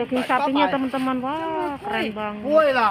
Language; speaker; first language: Indonesian; native; Indonesian